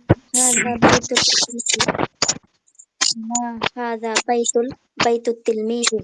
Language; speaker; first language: Arabic; non-native, learner; Bangla